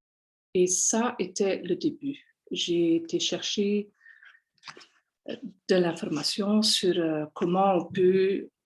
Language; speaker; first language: French; non-native, local second language; Dutch